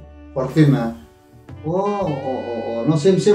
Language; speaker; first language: English; non-native, learner; Indonesian